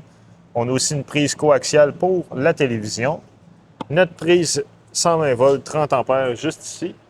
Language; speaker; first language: French; native; French